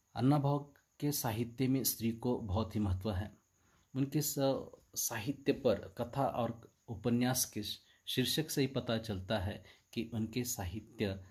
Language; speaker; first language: Hindi; non-native, local second language; Marathi